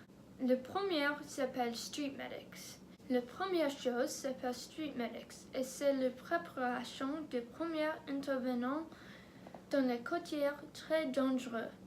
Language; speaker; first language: French; non-native, learner; English